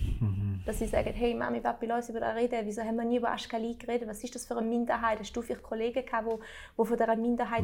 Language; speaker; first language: German; early bilingual, other home language; Albanian